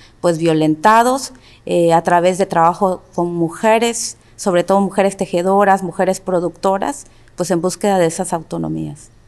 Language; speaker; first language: Spanish; non-native, local second language; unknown